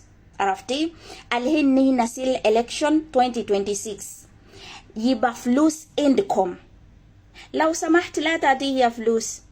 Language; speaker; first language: Arabic; non-native, learner; Ganda